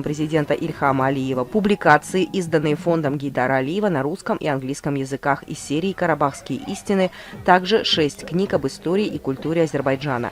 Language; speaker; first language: Russian; native; Russian